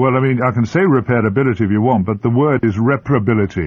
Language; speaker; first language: English; native; English